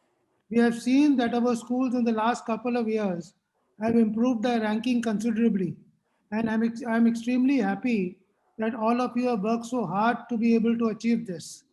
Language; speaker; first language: English; non-native, local second language; Hindi